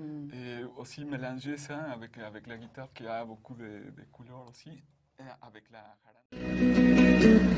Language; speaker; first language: French; non-native, fluent; Spanish